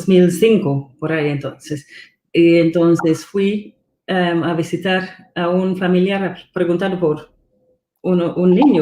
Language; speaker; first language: Spanish; non-native, fluent; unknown